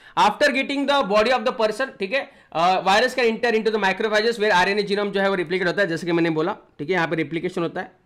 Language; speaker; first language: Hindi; non-native, local second language; Marathi